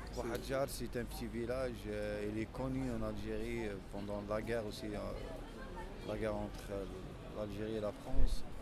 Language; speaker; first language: French; non-native, local second language; Arabic